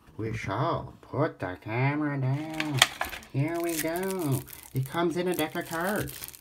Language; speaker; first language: English; native; English